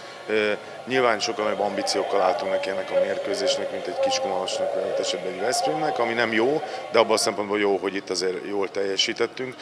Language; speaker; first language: Hungarian; native; Hungarian